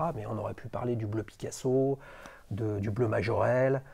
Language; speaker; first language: French; native; French